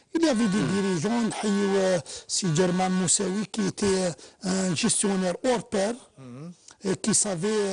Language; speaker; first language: French; non-native, local second language; Arabic